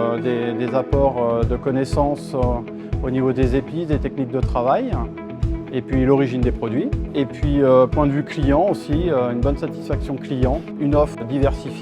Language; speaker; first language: French; native; French